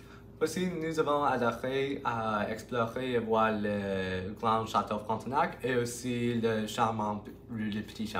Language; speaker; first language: French; non-native, learner; English